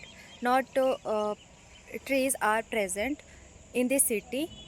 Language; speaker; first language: English; non-native, learner; Hindi